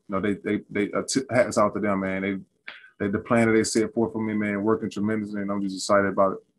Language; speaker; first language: English; native; English